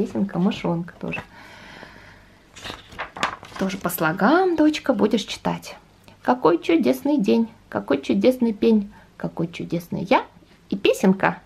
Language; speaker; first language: Russian; native; Russian